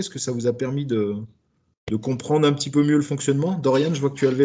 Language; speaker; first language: French; native; French